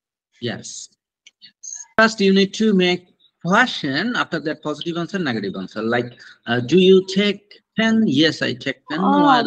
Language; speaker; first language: English; non-native, fluent; Bangla